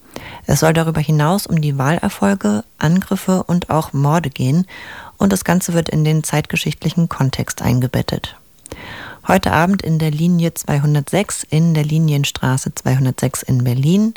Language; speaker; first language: German; native; German